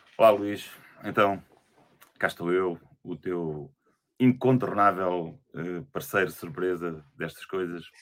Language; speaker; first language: Portuguese; native; Portuguese